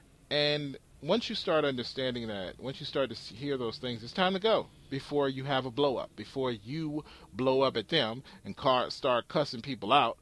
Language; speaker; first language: English; native; English